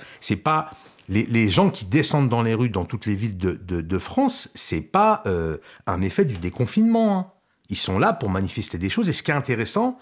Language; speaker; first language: French; early bilingual, other home language; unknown